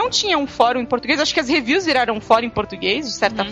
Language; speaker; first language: Portuguese; native; Portuguese